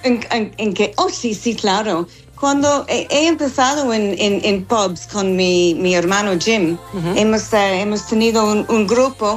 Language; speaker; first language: Spanish; non-native, fluent; English